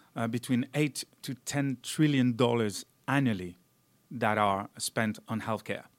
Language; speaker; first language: English; non-native, fluent; French